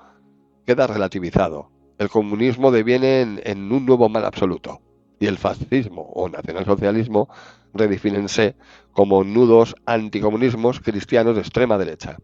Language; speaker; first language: Spanish; native; Spanish